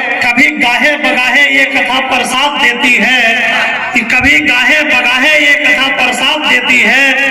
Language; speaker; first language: Hindi; native; Hindi